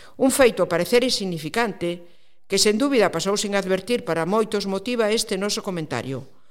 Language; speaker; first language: Galician; non-native, local second language; Spanish